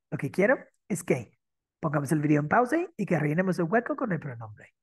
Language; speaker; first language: Spanish; non-native, fluent; English